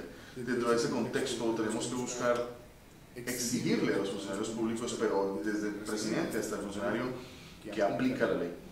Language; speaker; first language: Spanish; native; Spanish